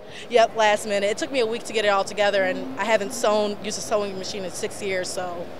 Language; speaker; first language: English; native; English